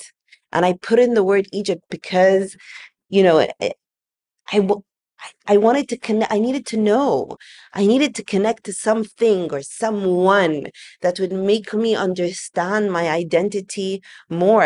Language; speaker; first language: English; native; English